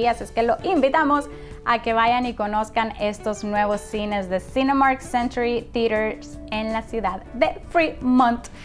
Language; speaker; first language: Spanish; native; Spanish